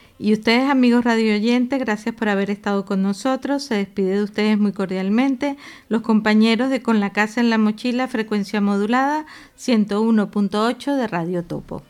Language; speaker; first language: Spanish; native; Spanish